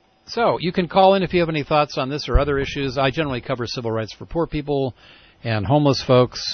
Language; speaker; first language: English; native; English